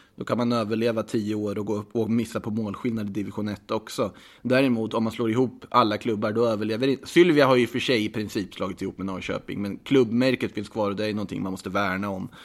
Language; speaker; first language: Swedish; native; Swedish